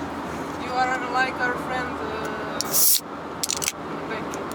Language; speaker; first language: English; non-native, fluent; Croatian